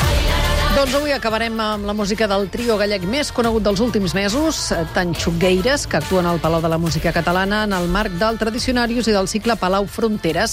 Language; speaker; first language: Catalan; native; Catalan